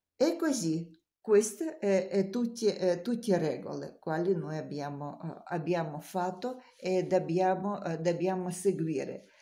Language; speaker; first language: Italian; non-native, learner; Russian